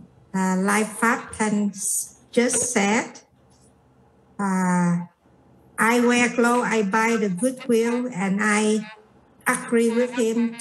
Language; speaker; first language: English; non-native, fluent; Vietnamese